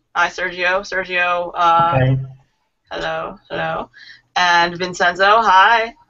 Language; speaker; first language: English; native; English